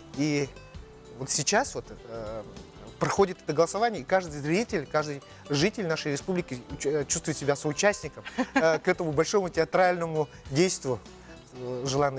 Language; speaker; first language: Russian; non-native, local second language; Yakut